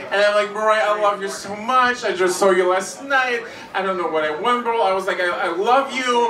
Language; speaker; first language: English; non-native, fluent; French